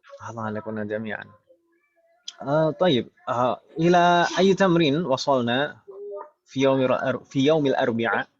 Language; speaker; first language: Arabic; non-native, fluent; Indonesian